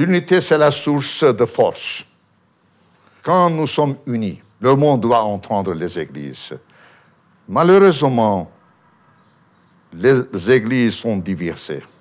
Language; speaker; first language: French; non-native, fluent; Armenian